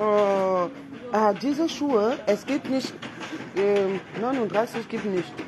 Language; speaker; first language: German; non-native, fluent; French